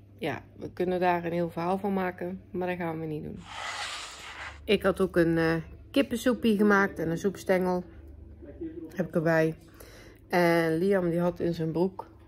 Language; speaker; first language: Dutch; native; Dutch